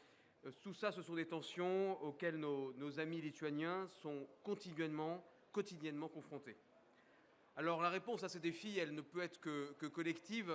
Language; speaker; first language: French; native; French